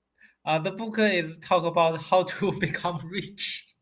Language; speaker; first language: English; non-native, learner; Chinese